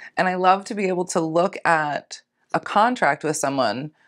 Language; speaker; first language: English; native; English